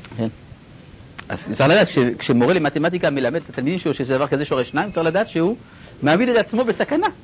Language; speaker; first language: Hebrew; non-native, fluent; French